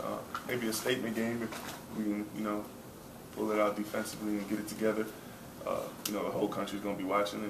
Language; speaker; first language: English; native; English